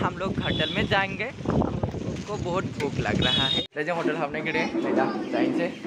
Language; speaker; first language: Hindi; non-native, local second language; Bodo